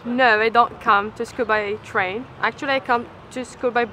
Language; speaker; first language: English; non-native, learner; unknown